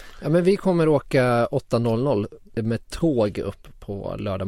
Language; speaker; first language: Swedish; native; Swedish